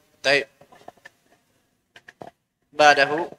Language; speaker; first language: Arabic; non-native, fluent; Indonesian